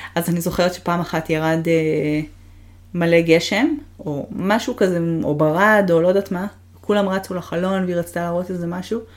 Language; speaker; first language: Hebrew; native; Hebrew